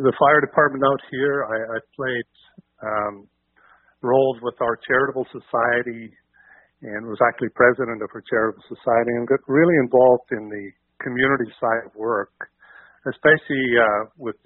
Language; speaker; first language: English; native; English